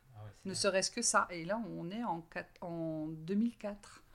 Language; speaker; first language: French; native; French